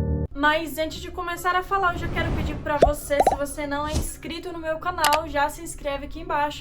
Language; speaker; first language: Portuguese; native; Portuguese